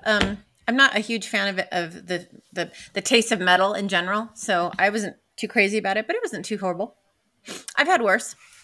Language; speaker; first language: English; native; English